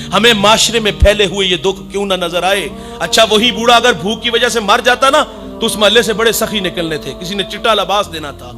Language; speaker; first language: Urdu; non-native, local second language; Punjabi